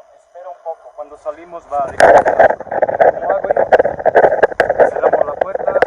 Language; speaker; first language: Spanish; non-native, learner; English